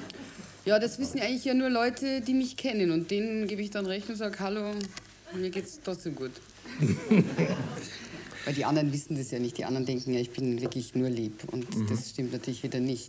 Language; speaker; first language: German; native; German